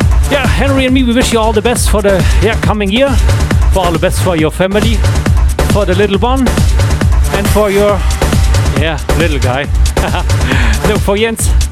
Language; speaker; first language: English; non-native, fluent; German